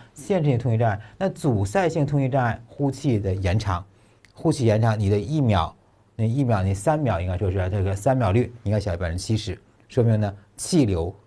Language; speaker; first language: Chinese; native; Chinese